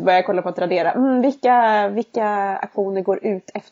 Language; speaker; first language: Swedish; native; Swedish